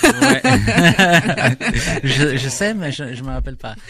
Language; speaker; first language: French; non-native, learner; English